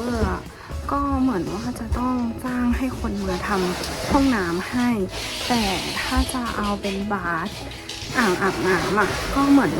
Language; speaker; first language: Thai; native; Thai